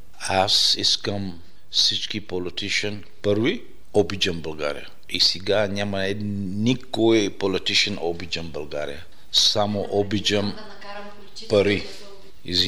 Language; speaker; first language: Bulgarian; non-native, learner; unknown